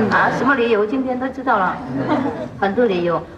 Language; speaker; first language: Chinese; non-native, fluent; Vietnamese